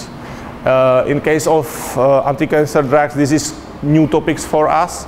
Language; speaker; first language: English; non-native, fluent; Czech